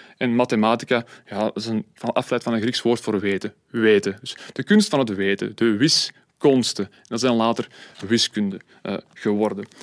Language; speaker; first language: Dutch; native; Dutch